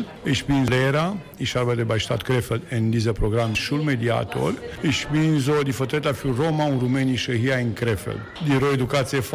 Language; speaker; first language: German; non-native, learner; Romanian